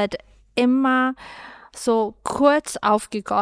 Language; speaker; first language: German; non-native, fluent; Chinese